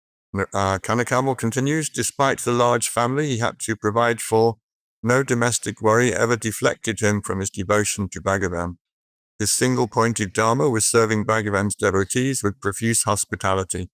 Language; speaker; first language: English; native; English